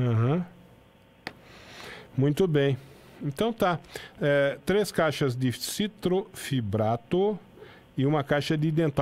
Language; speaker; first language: Portuguese; native; Portuguese